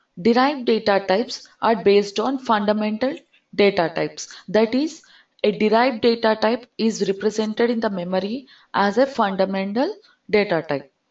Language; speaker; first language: English; non-native, local second language; Telugu